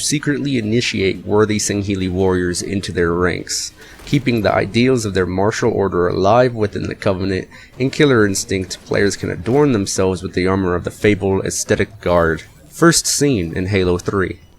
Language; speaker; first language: English; native; English